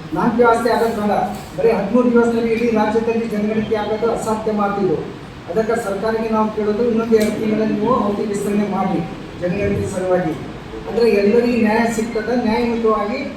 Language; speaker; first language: Kannada; non-native, local second language; Lambadi